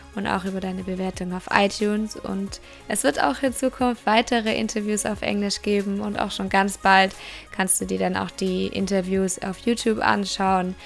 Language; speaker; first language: German; native; German